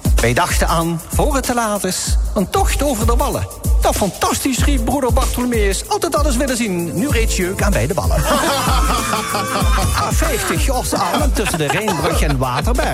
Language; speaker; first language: Dutch; native; Dutch